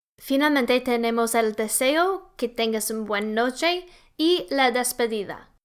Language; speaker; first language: Spanish; non-native, learner; English